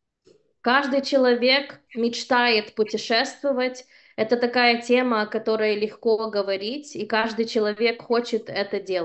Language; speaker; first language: Russian; early bilingual, heritage; Russian